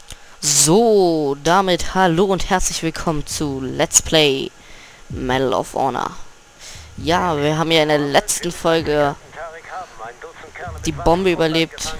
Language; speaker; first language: German; native; German